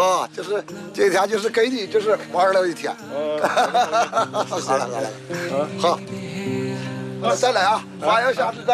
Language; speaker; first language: Chinese; native; Chinese